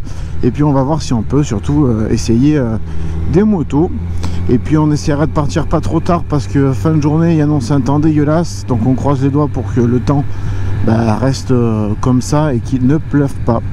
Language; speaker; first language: French; native; French